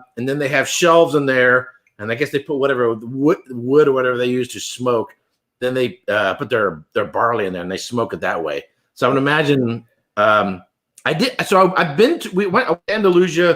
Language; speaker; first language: English; native; English